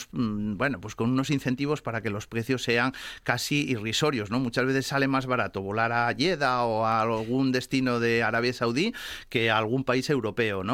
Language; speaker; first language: Spanish; native; Spanish